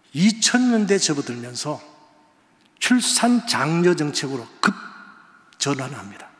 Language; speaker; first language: Korean; native; Korean